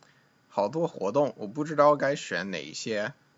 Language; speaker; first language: Chinese; non-native, fluent; English